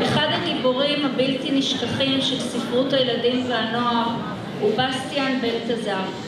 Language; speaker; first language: Hebrew; native; Hebrew